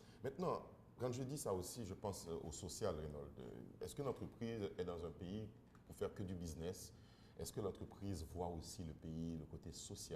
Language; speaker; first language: French; non-native, local second language; Haitian Creole